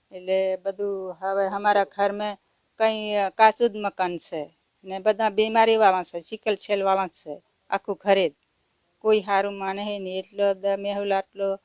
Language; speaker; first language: Gujarati; non-native, local second language; Rathawi